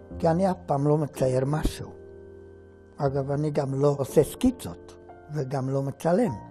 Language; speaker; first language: Hebrew; non-native, fluent; Romanian